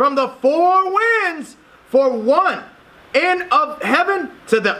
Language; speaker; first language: English; native; English